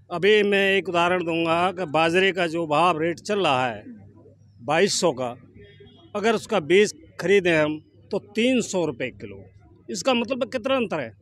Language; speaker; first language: Hindi; native; Hindi